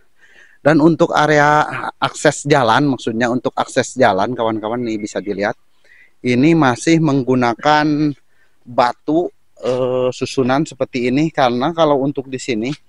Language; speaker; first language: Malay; non-native, local second language; Sundanese